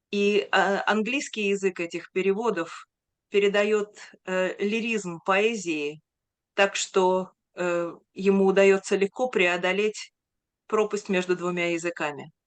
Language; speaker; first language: Russian; native; Russian